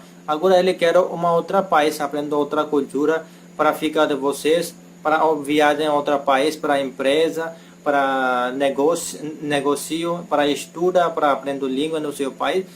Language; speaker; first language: Portuguese; non-native, learner; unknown